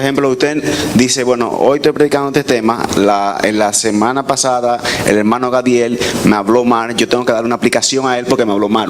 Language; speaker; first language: Spanish; native; Spanish